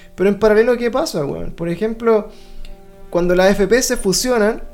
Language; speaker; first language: Spanish; native; Spanish